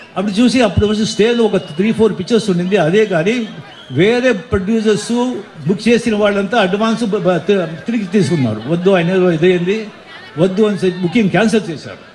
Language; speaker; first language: Telugu; non-native, local second language; Marathi